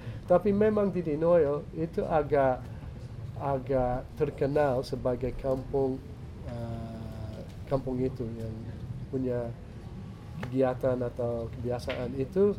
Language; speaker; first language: Indonesian; non-native, fluent; English